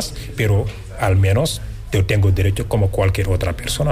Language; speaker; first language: Spanish; non-native, fluent; Wolof